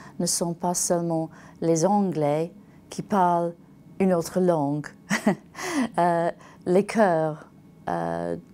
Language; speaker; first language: French; non-native, learner; English